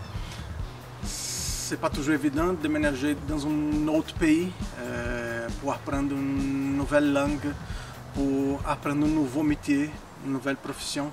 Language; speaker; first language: French; non-native, fluent; Portuguese